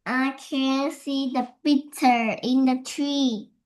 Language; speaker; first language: English; non-native, learner; Vietnamese